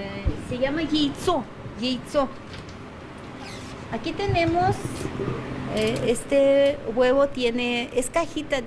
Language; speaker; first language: Spanish; non-native, learner; Russian